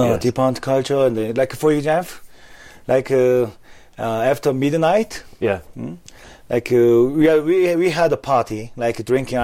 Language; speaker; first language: English; non-native, learner; Korean